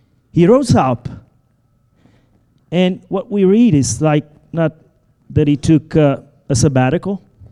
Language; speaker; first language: English; non-native, fluent; Italian